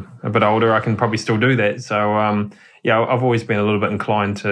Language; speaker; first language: English; native; English